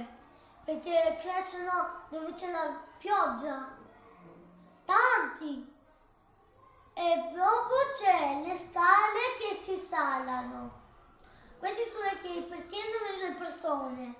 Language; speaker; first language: Italian; early bilingual, other home language; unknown